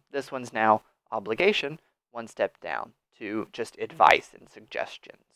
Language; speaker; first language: English; native; English